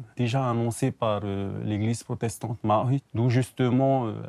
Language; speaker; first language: French; non-native, local second language; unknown